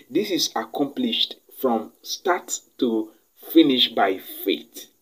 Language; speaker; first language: English; non-native, local second language; Yoruba